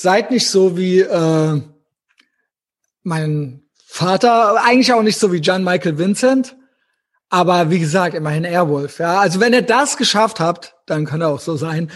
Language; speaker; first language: German; native; German